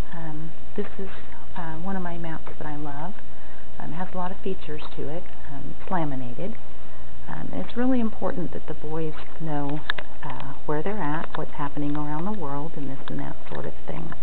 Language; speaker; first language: English; native; English